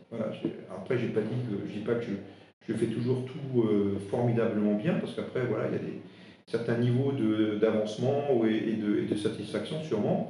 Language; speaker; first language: French; non-native, local second language; Swiss German